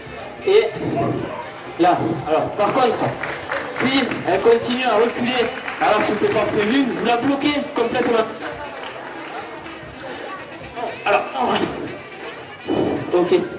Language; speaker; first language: French; native; French